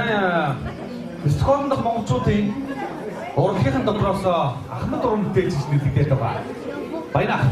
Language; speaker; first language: Mongolian; native; Mongolian